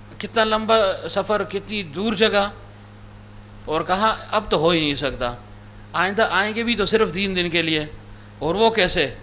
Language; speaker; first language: Urdu; non-native, local second language; Pashto